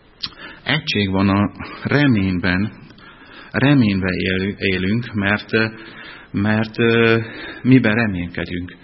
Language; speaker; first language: Hungarian; non-native, fluent; German